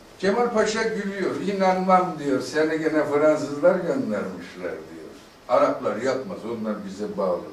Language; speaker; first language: Turkish; native; Turkish